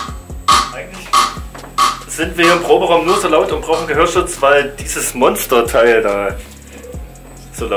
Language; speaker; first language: German; native; German